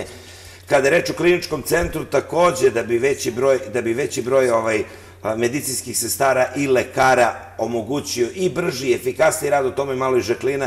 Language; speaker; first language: Serbian; native; Serbian